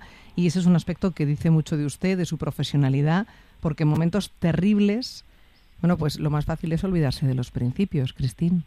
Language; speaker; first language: Spanish; native; Spanish